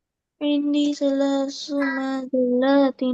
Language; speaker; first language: Arabic; non-native, learner; Bangla